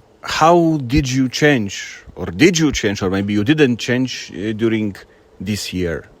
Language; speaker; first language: English; non-native, fluent; Polish